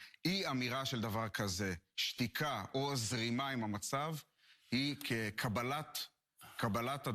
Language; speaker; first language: Hebrew; native; Hebrew